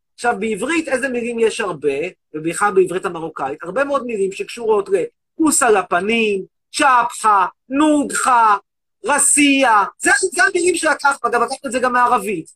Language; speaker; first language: Hebrew; native; Hebrew